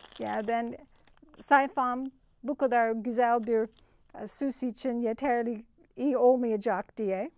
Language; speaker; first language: Turkish; non-native, fluent; English